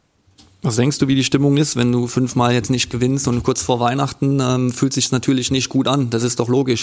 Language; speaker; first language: German; native; German